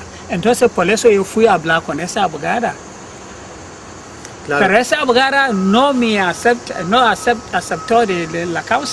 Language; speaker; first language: Spanish; non-native, learner; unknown